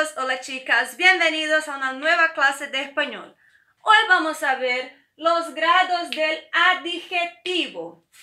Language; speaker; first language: Spanish; non-native, fluent; Portuguese